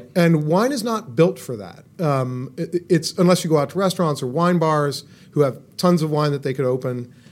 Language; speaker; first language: English; native; English